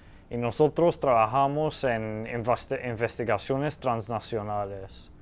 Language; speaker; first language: Spanish; early bilingual, heritage; Spanish